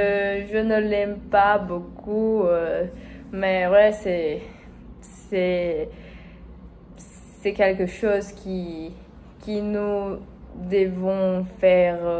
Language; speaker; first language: French; non-native, learner; Spanish